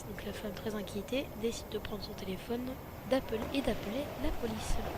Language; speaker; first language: French; native; French